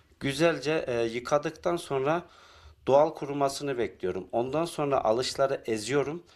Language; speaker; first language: Turkish; native; Turkish